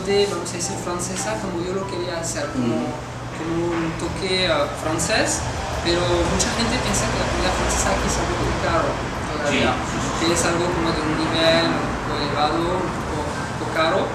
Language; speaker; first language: Spanish; non-native, fluent; French